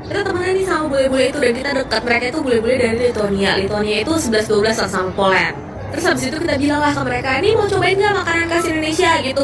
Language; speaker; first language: Indonesian; native; Indonesian